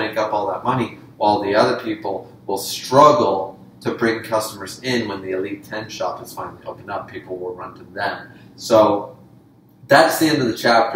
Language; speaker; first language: English; native; English